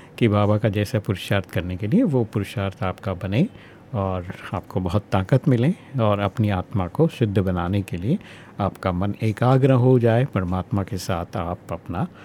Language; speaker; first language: Hindi; native; Hindi